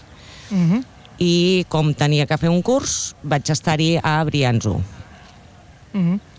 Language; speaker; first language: Catalan; non-native, local second language; Spanish